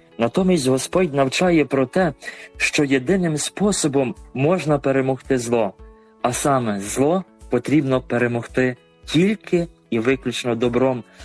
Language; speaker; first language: Ukrainian; native; Ukrainian